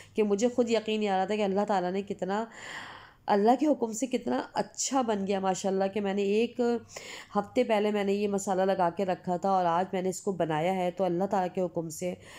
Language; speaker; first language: Hindi; native; Hindi